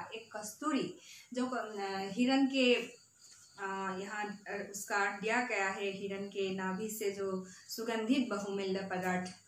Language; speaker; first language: Hindi; non-native, local second language; Assamese